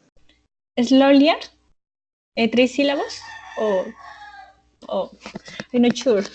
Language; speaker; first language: English; non-native, learner; Spanish